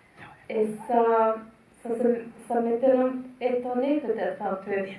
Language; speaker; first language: French; non-native, fluent; Finnish